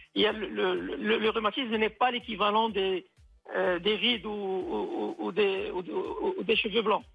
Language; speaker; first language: French; non-native, local second language; Arabic